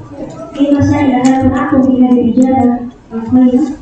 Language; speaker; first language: Arabic; non-native, learner; Indonesian